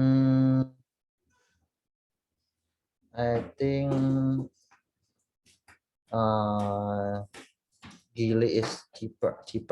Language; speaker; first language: English; non-native, learner; Indonesian